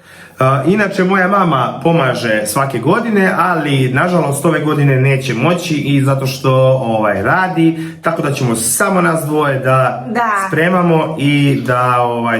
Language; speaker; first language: Croatian; native; Croatian